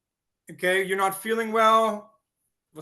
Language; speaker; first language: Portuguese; non-native, learner; English